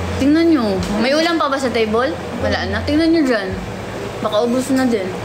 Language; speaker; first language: Filipino; non-native, local second language; Waray